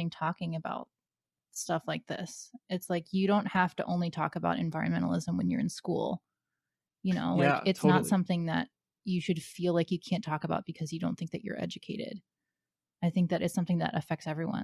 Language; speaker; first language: English; native; English